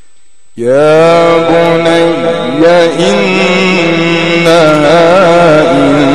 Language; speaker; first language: Arabic; native; Arabic